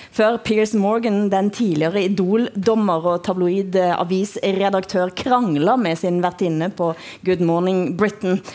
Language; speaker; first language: Norwegian; native; Norwegian